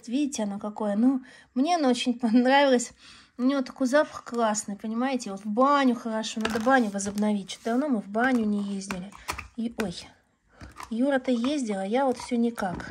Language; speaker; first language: Russian; native; Russian